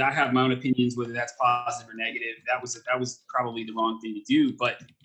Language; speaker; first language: English; native; English